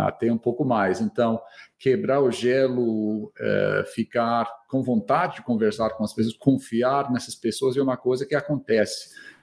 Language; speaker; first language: Portuguese; non-native, fluent; English